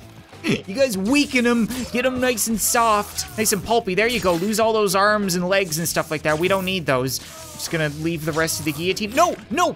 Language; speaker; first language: English; native; English